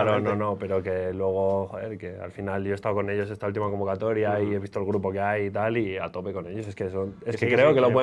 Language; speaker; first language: Spanish; native; Spanish